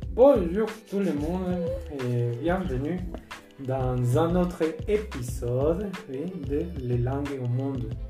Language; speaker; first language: French; non-native, learner; Spanish